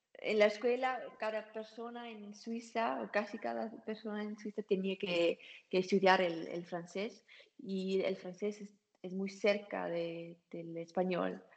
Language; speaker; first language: Spanish; non-native, learner; German